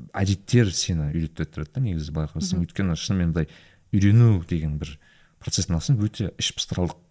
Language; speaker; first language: Kazakh; native; Kazakh